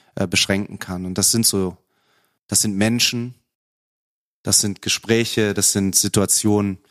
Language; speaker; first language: German; native; German